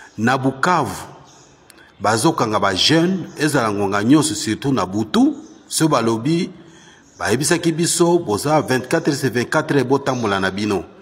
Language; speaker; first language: Lingala; non-native, local second language; Swahili